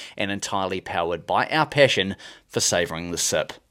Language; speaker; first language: English; native; English